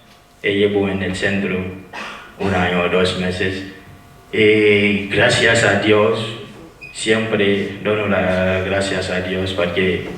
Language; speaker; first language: Spanish; non-native, fluent; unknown